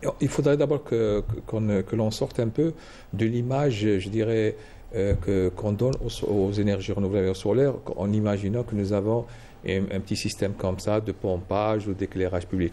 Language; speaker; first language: French; non-native, local second language; Arabic